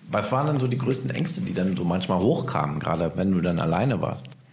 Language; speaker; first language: German; native; German